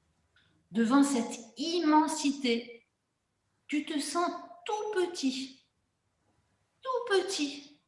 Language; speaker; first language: French; native; French